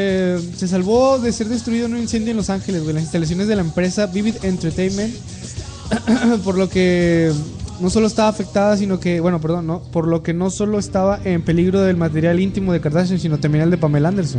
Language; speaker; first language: Spanish; native; Spanish